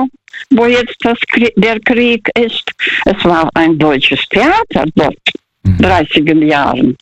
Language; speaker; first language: German; non-native, fluent; Russian